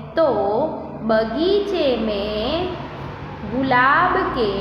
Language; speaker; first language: Hindi; non-native, local second language; Gujarati